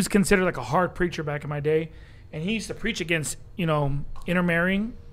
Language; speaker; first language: English; native; English